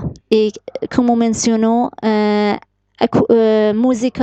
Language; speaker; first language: Portuguese; non-native, fluent; Persian